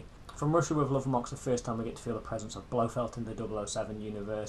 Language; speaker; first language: English; native; English